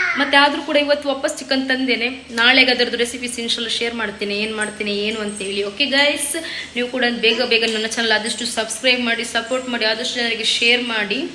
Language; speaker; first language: Kannada; non-native, local second language; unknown